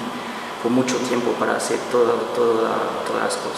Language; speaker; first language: Spanish; non-native, learner; Portuguese